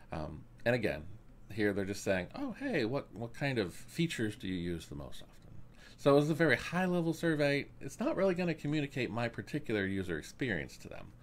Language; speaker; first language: English; native; English